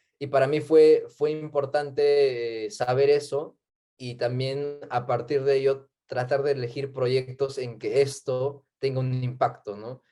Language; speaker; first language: Spanish; non-native, local second language; Quechua